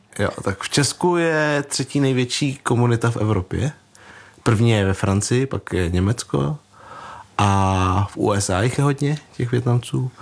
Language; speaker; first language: Czech; early bilingual, other home language; Vietnamese